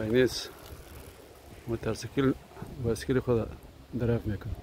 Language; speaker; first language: Persian; native; Persian